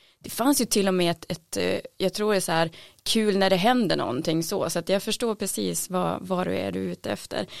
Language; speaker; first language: Swedish; native; Swedish